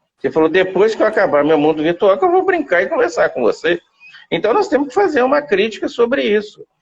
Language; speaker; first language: Portuguese; native; Portuguese